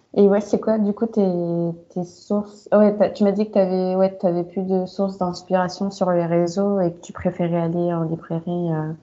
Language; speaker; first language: French; native; French